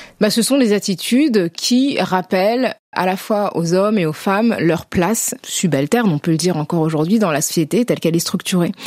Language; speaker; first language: French; native; French